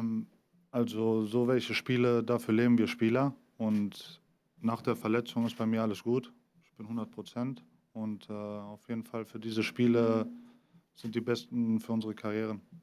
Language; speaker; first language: German; early bilingual, other home language; Greek